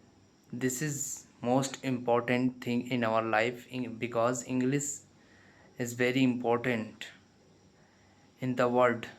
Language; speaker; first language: English; non-native, learner; Hindi